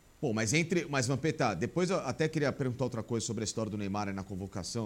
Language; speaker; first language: Portuguese; native; Portuguese